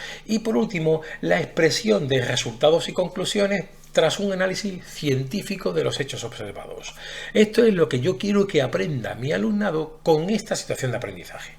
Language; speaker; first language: Spanish; native; Spanish